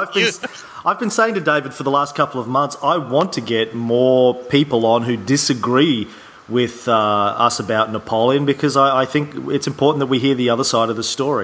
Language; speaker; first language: English; native; English